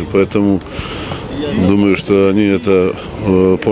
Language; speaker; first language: Russian; non-native, fluent; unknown